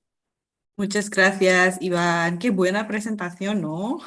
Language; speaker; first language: Spanish; non-native, fluent; Indonesian